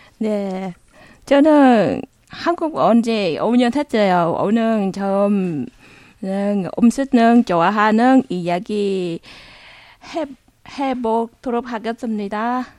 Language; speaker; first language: Korean; non-native, learner; Vietnamese